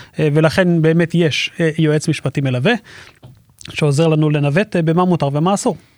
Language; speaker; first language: Hebrew; native; Hebrew